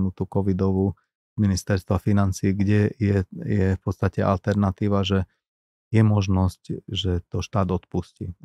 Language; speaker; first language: Slovak; non-native, local second language; Hungarian